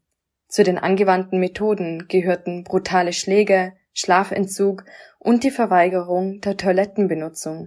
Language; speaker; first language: German; native; German